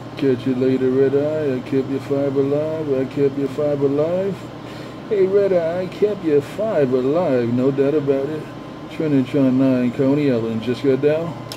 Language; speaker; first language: English; native; English